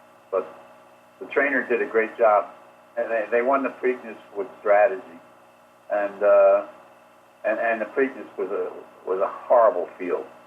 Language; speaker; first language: English; native; English